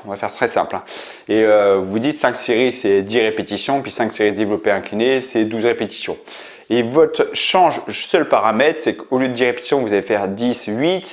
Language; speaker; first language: French; native; French